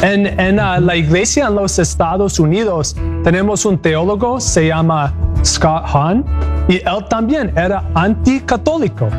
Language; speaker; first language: Spanish; non-native, learner; English